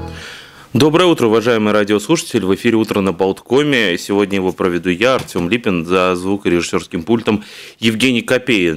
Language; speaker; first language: Russian; native; Russian